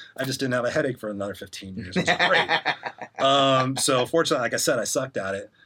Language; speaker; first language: English; native; English